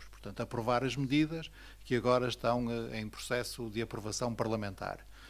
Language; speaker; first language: Portuguese; native; Portuguese